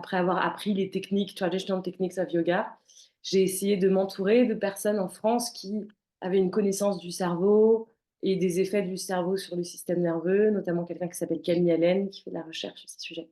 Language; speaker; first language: French; native; French